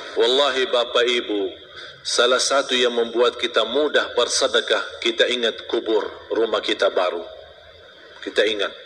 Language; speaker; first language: Malay; non-native, fluent; Arabic